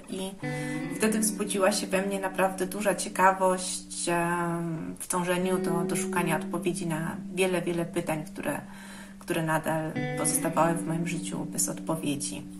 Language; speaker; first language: Polish; early bilingual, heritage; Polish